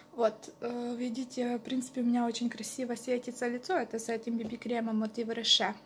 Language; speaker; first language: Russian; non-native, local second language; Ukrainian